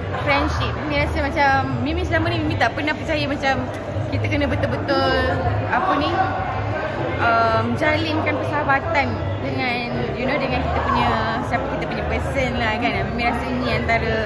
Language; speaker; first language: Malay; native; Malay